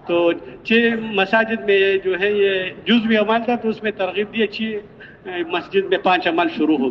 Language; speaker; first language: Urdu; non-native, local second language; Pashto